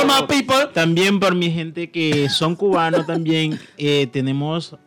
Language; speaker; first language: Spanish; non-native, fluent; Haitian Creole